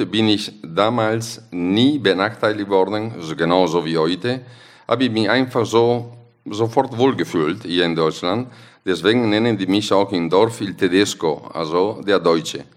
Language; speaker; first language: German; non-native, fluent; Italian